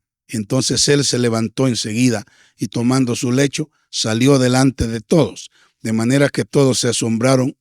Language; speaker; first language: Spanish; native; Spanish